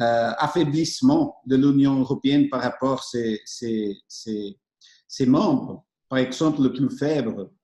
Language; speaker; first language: French; non-native, fluent; Portuguese